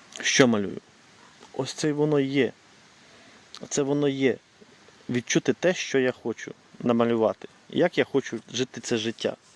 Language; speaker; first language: Ukrainian; non-native, local second language; Russian